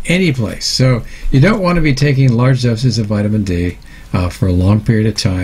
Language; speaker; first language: English; native; English